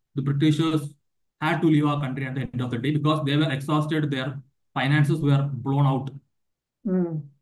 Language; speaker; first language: English; non-native, local second language; Malayalam